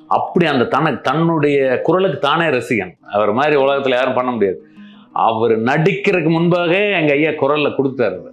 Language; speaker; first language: Tamil; non-native, local second language; Malayalam